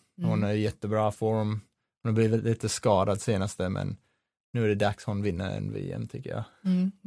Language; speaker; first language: Swedish; non-native, learner; English